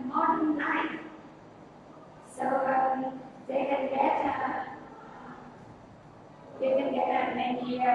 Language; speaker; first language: English; non-native, learner; Vietnamese